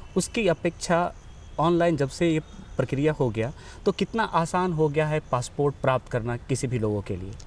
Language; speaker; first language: Hindi; native; Hindi